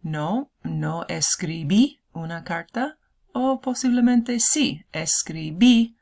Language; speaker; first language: Spanish; non-native, fluent; English